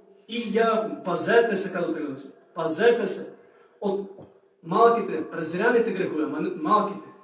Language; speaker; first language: Bulgarian; native; Bulgarian